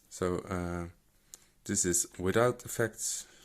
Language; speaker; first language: English; non-native, fluent; Dutch